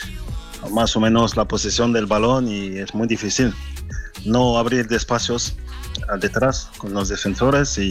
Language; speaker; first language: Spanish; non-native, fluent; French